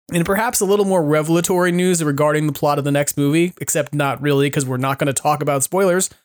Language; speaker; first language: English; native; English